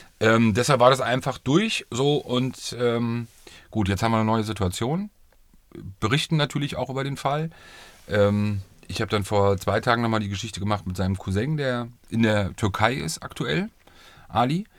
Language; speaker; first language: German; native; German